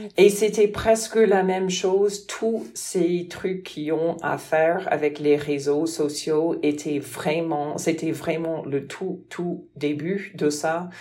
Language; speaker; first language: French; non-native, fluent; English